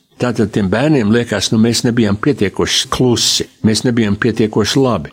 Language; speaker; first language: Latvian; early bilingual, heritage; Latvian